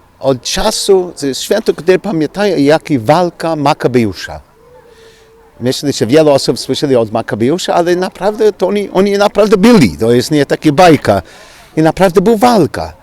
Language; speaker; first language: Polish; non-native, learner; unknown